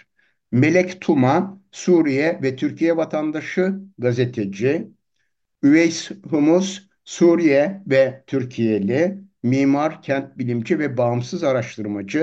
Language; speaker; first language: Turkish; native; Turkish